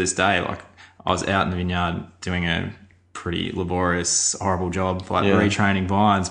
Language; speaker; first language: English; native; English